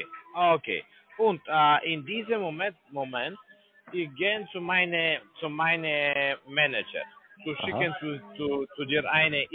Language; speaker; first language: German; non-native, learner; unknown